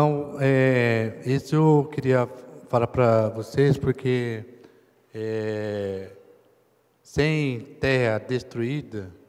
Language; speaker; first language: Portuguese; non-native, local second language; Kayapó